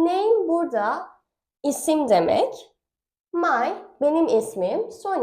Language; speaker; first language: Turkish; non-native, fluent; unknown